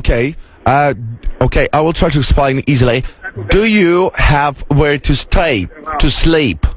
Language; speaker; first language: English; non-native, fluent; Lithuanian